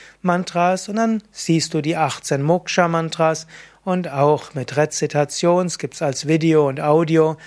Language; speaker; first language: German; native; German